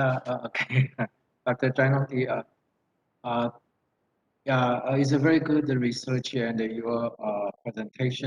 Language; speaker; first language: English; non-native, fluent; Thai